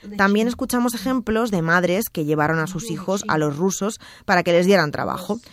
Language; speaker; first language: Spanish; non-native, fluent; Russian